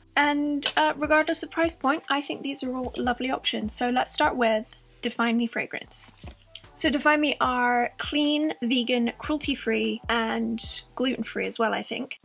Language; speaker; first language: English; native; English